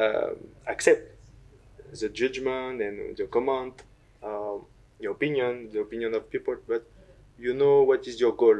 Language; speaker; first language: English; non-native, learner; French